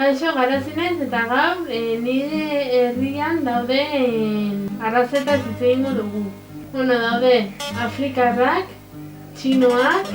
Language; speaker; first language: Basque; non-native, local second language; Spanish